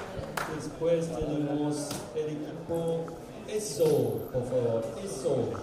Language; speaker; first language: Spanish; non-native, fluent; French